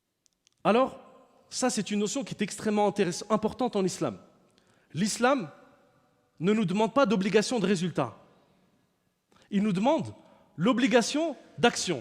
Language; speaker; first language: French; native; French